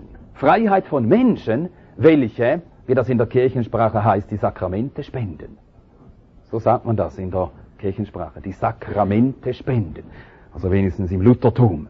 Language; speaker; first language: German; native; German